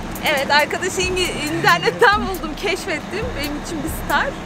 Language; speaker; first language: Turkish; native; Turkish